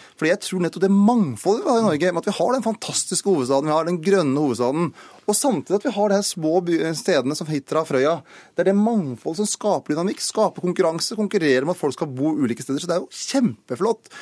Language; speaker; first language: Norwegian; native; Norwegian